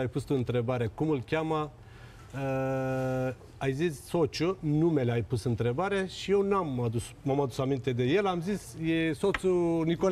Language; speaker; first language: Romanian; non-native, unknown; Turkish